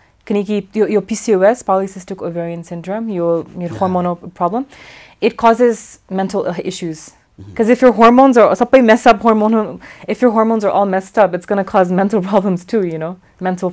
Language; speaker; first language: Nepali; early bilingual, heritage; English